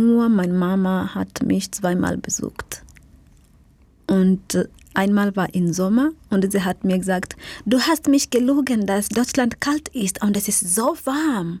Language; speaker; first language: German; non-native, learner; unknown